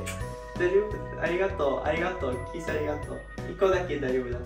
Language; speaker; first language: Japanese; non-native, learner; English